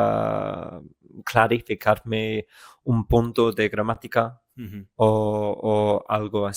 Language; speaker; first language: Spanish; non-native, fluent; English